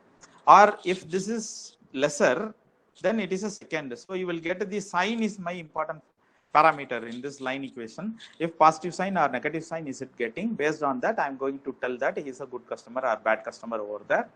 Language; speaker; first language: English; non-native, local second language; Tamil